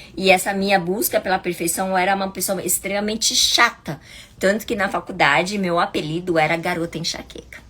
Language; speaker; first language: Portuguese; early bilingual, other home language; Chinese